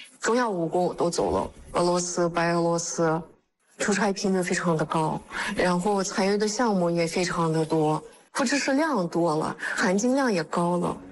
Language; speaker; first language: Chinese; non-native, fluent; Kyrgyz